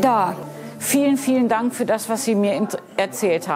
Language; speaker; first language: German; native; German